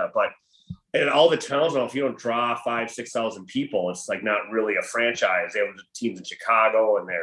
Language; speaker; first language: English; native; English